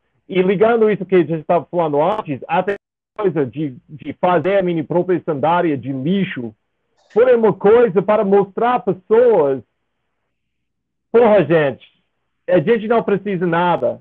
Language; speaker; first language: Portuguese; non-native, fluent; English